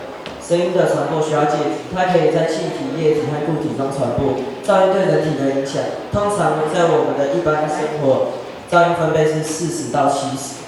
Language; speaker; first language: Chinese; native; Chinese